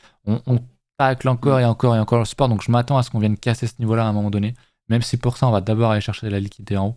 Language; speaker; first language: French; native; French